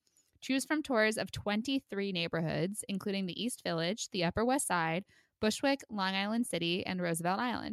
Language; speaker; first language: English; native; English